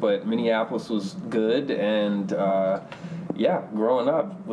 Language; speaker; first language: English; native; English